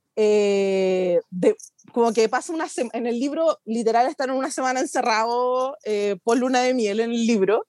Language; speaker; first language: Spanish; native; Spanish